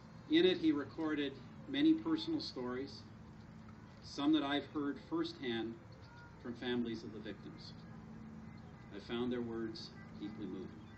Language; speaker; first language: English; native; English